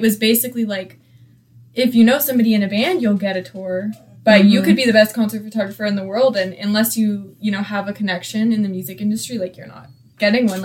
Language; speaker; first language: English; native; English